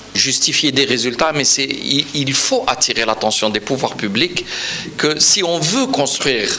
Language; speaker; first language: French; non-native, local second language; Arabic